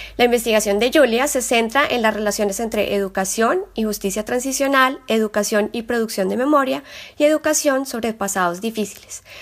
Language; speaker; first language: Spanish; native; Spanish